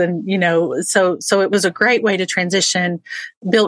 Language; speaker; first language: English; native; English